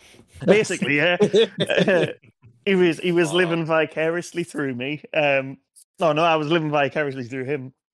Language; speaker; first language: English; native; English